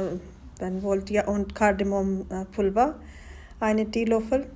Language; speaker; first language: German; non-native, learner; Hindi